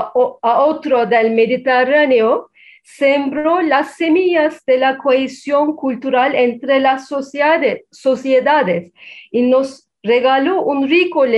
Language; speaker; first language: Spanish; non-native, fluent; Turkish